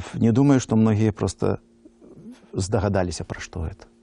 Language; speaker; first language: Russian; non-native, local second language; Belarusian